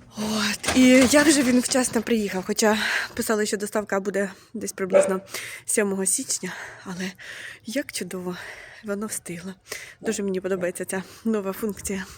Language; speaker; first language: Ukrainian; non-native, local second language; Russian